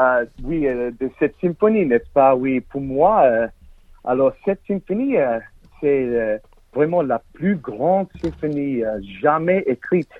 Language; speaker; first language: French; non-native, learner; English